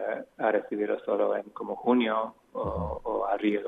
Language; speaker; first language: Spanish; non-native, fluent; English